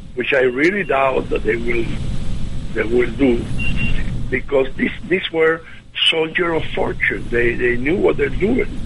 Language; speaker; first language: English; non-native, fluent; Spanish